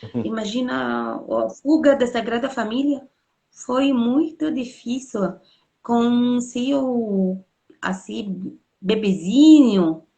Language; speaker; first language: Portuguese; non-native, fluent; Arabic